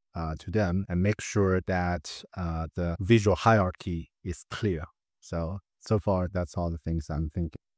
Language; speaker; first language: English; non-native, fluent; Chinese